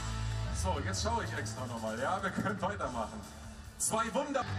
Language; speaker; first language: German; native; German